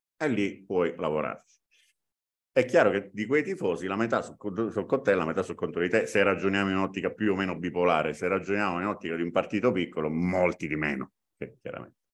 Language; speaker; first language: Italian; native; Italian